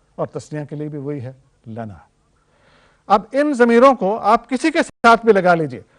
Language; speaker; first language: Urdu; native; Urdu